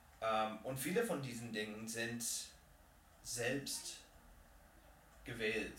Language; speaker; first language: German; non-native, fluent; English